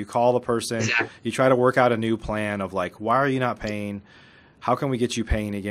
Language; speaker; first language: English; native; English